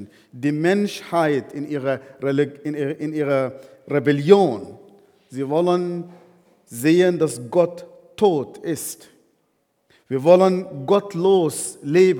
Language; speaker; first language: German; non-native, fluent; Arabic